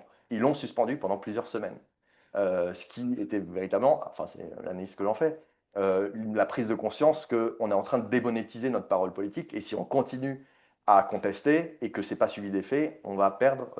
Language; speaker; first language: French; native; French